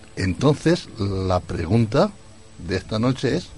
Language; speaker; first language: Spanish; native; Spanish